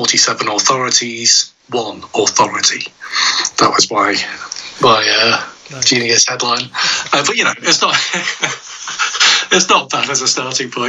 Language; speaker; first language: English; native; English